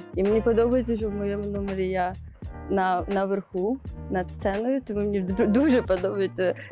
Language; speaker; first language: Ukrainian; native; Ukrainian